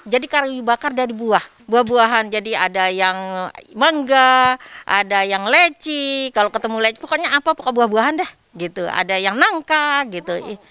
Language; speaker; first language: Indonesian; non-native, local second language; Sasak